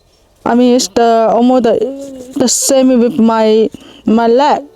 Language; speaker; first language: English; non-native, learner; Chinese